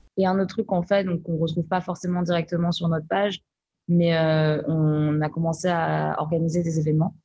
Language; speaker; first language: French; native; French